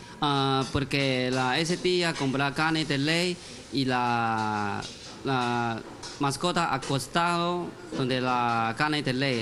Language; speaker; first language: Spanish; non-native, learner; Chinese